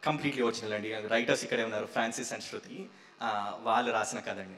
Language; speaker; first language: Telugu; native; Telugu